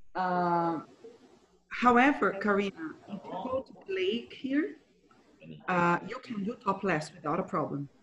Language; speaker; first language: English; non-native, fluent; Portuguese